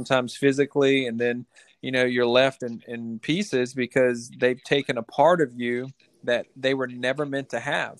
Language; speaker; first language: English; native; English